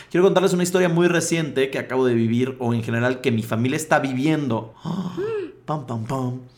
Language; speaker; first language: Spanish; native; Spanish